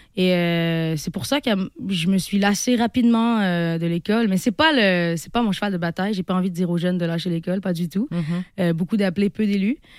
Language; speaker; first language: French; native; French